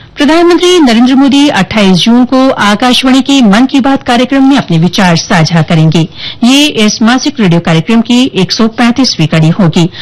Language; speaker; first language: Hindi; native; Hindi